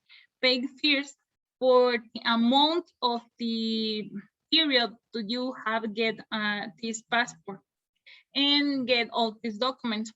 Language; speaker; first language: English; non-native, learner; Spanish